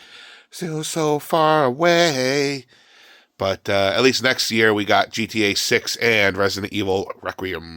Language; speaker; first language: English; native; English